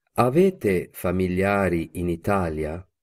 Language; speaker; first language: Italian; non-native, learner; Vietnamese